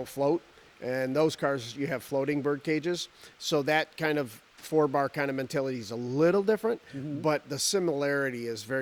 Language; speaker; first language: English; native; English